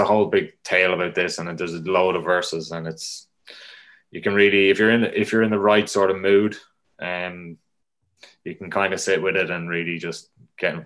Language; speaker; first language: English; native; English